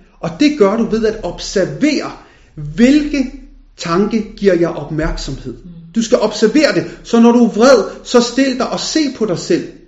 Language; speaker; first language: Danish; early bilingual, other home language; Punjabi